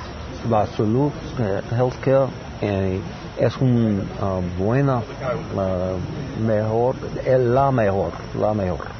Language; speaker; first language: Spanish; non-native, learner; English